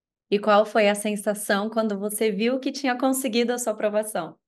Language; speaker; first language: Portuguese; native; Portuguese